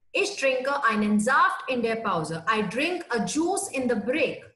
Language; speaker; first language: German; non-native, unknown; Hindi